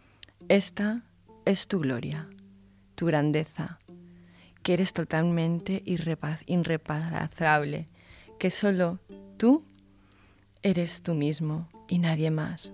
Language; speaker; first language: Spanish; native; Spanish